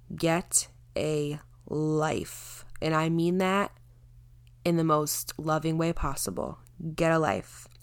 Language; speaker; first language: English; native; English